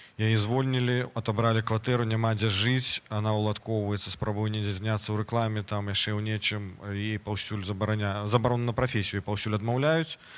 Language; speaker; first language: Belarusian; non-native, local second language; Russian